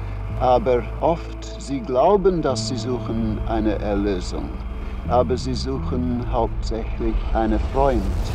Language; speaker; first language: German; non-native, learner; English